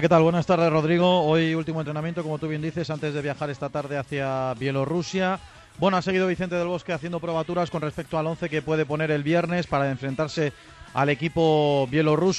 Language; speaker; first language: Spanish; native; Spanish